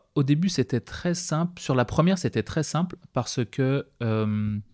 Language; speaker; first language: French; native; French